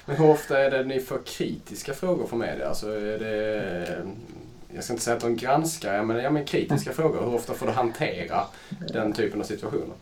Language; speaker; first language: Swedish; native; Swedish